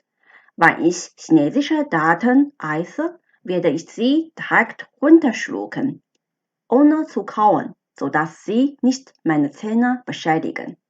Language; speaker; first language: German; non-native, fluent; Chinese